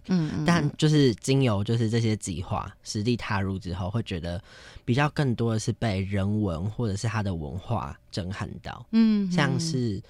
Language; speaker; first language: Chinese; native; Chinese